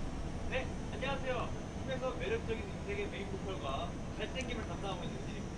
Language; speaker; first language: Korean; native; Korean